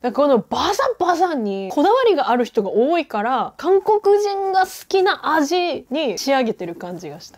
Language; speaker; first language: Japanese; native; Japanese